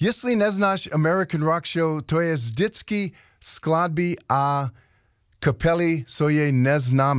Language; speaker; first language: Czech; non-native, learner; English